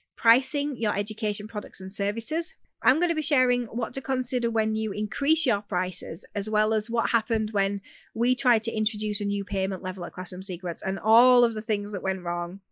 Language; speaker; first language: English; native; English